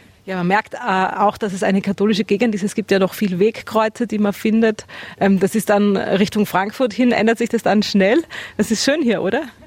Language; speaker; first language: German; native; German